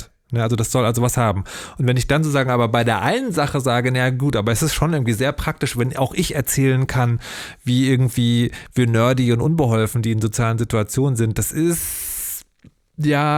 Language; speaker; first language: German; native; German